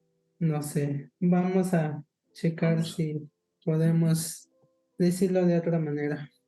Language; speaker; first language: Spanish; non-native, local second language; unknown